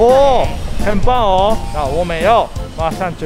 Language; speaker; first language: Chinese; non-native, fluent; Japanese